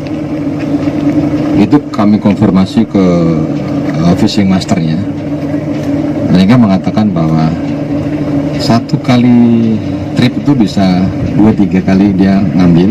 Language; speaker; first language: Indonesian; native; Indonesian